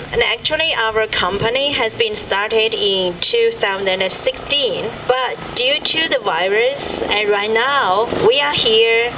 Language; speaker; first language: English; non-native, learner; Chinese